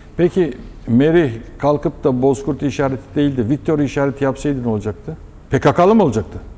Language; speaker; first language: Turkish; native; Turkish